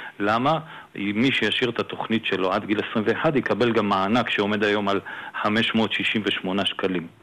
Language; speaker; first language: Hebrew; native; Hebrew